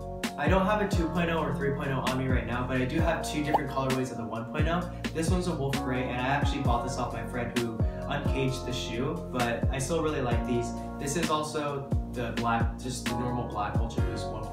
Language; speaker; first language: English; native; English